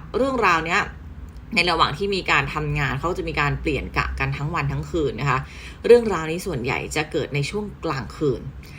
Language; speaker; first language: Thai; native; Thai